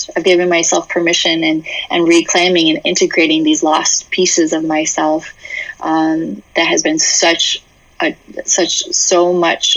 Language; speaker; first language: English; native; English